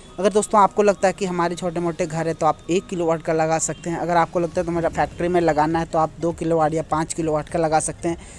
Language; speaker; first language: Hindi; native; Hindi